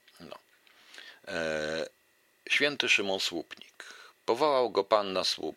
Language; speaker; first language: Polish; native; Polish